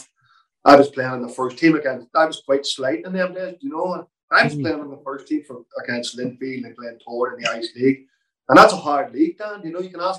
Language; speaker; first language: English; native; English